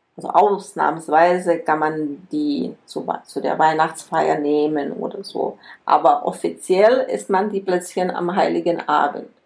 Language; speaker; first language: German; non-native, fluent; Czech